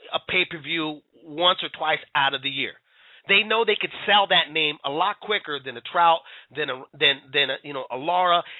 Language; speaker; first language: English; early bilingual, other home language; Spanish